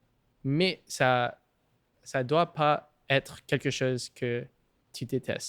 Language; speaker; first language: French; non-native, local second language; English